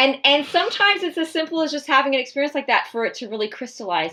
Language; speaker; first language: English; native; English